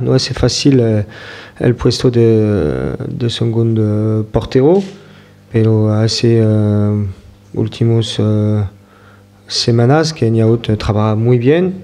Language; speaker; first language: Spanish; non-native, fluent; French